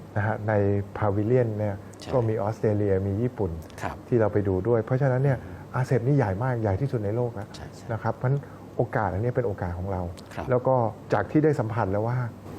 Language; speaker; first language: Thai; native; Thai